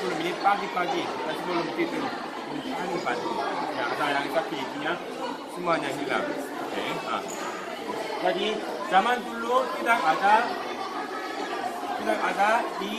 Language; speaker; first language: Indonesian; non-native, learner; Korean